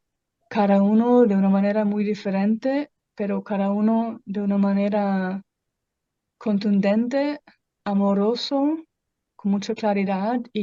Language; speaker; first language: Spanish; non-native, fluent; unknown